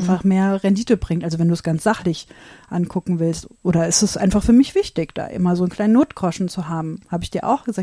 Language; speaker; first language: German; native; German